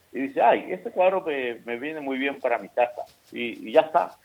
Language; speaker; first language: Spanish; native; Spanish